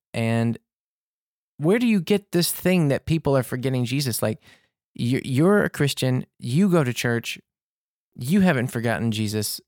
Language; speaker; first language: English; native; English